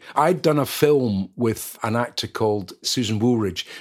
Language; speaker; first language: English; native; English